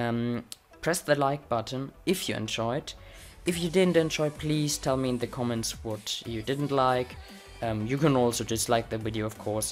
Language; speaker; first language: English; non-native, fluent; Swiss German